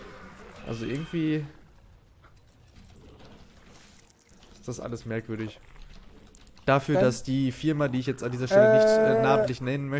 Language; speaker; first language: German; native; German